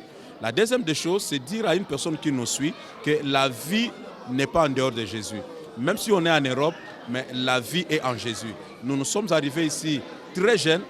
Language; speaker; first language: French; non-native, local second language; Lingala